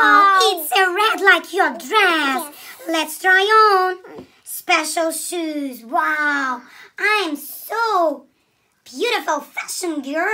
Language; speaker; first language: English; non-native, learner; Russian